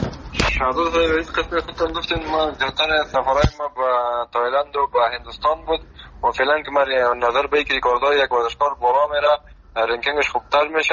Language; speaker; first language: Persian; native; Persian